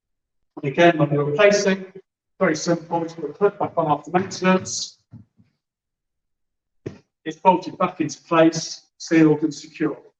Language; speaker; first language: English; native; English